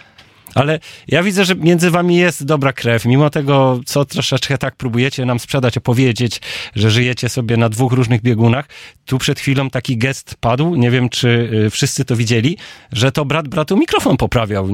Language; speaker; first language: Polish; native; Polish